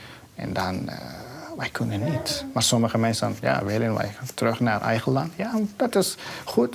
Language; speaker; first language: Dutch; non-native, learner; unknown